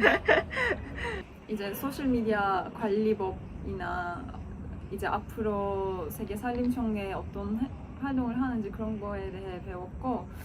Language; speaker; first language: Korean; non-native, fluent; Turkish